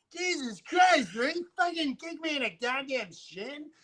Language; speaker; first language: English; native; English